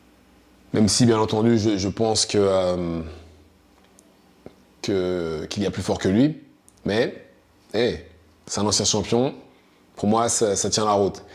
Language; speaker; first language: French; native; French